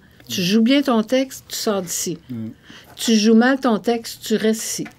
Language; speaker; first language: French; native; French